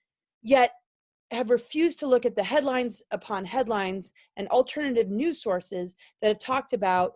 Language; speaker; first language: English; native; English